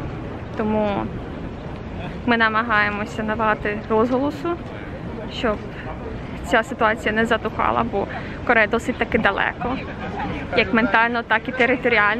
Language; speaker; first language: Ukrainian; native; Ukrainian